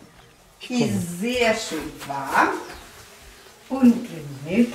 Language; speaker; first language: German; non-native, fluent; Russian